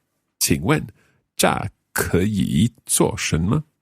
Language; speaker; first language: Chinese; non-native, learner; English